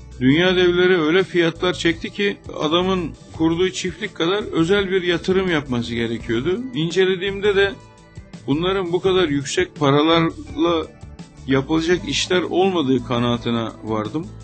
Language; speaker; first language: Turkish; native; Turkish